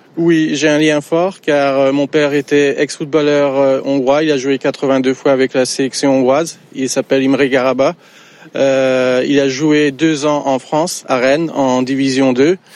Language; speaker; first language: French; early bilingual, other home language; Hungarian